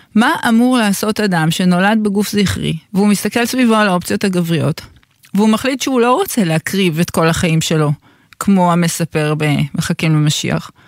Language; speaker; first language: Hebrew; native; Hebrew